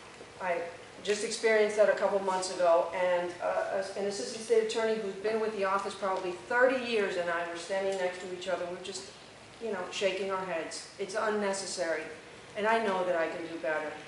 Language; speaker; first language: English; early bilingual, other home language; Spanish